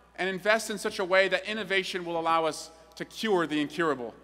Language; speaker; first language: English; native; English